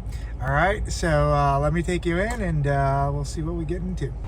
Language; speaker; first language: English; native; English